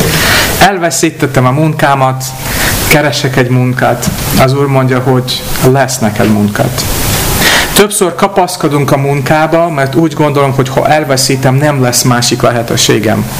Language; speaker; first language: Hungarian; non-native, fluent; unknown